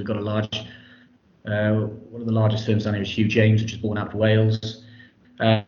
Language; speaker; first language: English; native; English